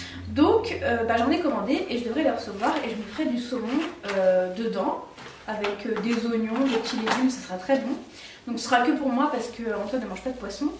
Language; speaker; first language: French; native; French